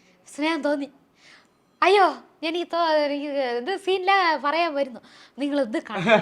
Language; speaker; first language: Malayalam; non-native, local second language; Tamil